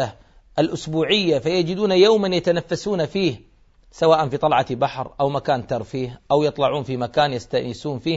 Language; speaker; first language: Arabic; native; Arabic